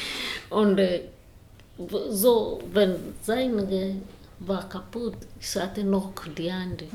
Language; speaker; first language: German; non-native, learner; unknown